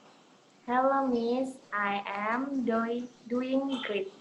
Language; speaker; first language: English; non-native, learner; Indonesian